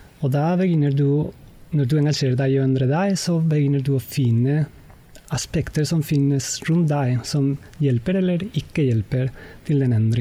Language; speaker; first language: Norwegian; non-native, fluent; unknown